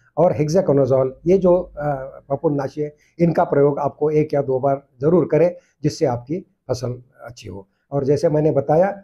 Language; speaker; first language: Hindi; non-native, local second language; Marathi